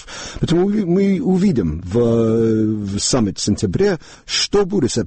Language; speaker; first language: Russian; non-native, learner; English